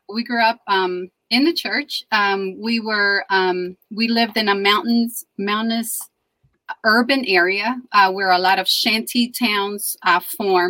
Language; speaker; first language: English; early bilingual, other home language; Spanish